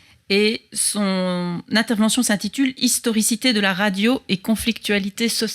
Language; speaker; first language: French; native; French